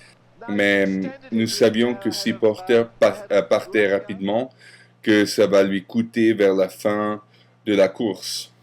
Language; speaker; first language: French; non-native, fluent; German